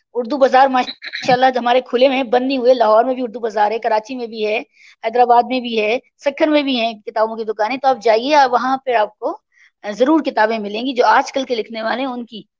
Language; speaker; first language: Urdu; native; Urdu